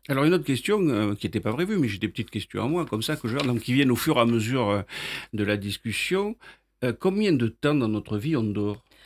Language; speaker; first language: French; native; French